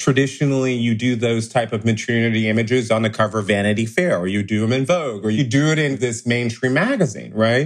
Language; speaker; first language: English; native; English